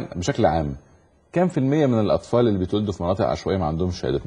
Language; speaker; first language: Arabic; native; Arabic